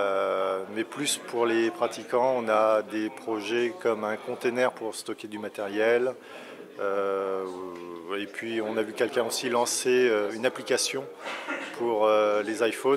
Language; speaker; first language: French; native; French